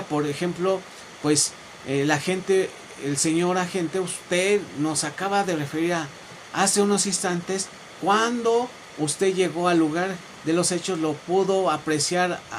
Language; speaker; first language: Spanish; native; Spanish